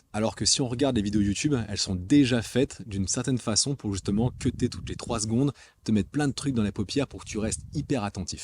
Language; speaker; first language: French; native; French